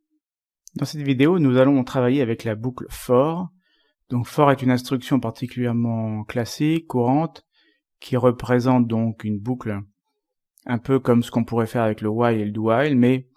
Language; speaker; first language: French; native; French